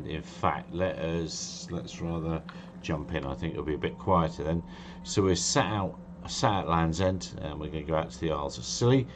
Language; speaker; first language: English; native; English